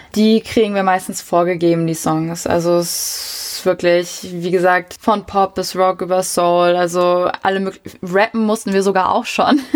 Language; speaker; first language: German; native; German